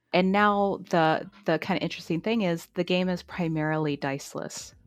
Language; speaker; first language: English; native; English